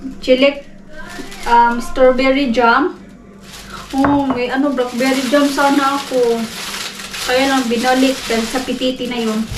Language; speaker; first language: Filipino; non-native, local second language; Cebuano